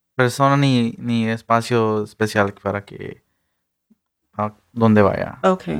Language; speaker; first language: Spanish; early bilingual, heritage; Spanish